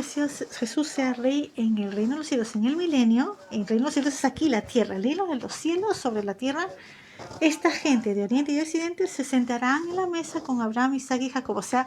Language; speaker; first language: Spanish; native; Spanish